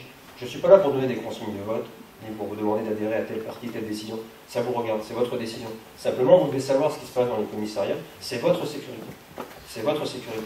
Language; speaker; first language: French; native; French